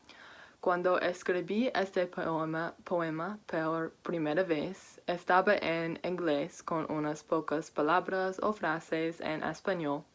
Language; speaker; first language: Spanish; non-native, learner; English